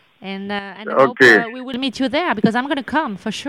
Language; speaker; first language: English; non-native, learner; French